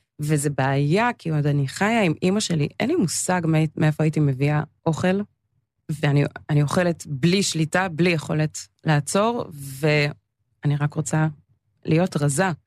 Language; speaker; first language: Hebrew; early bilingual, other home language; English